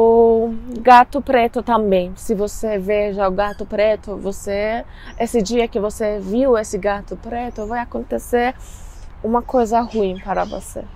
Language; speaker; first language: Portuguese; non-native, learner; Persian